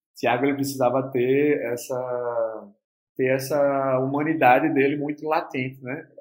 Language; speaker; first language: Portuguese; native; Portuguese